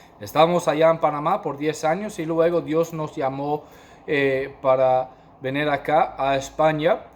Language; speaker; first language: Spanish; non-native, fluent; English